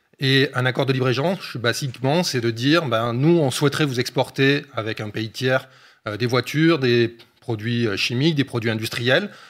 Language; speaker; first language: French; native; French